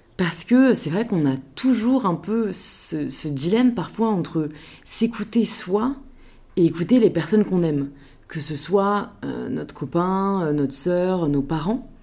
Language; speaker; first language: French; native; French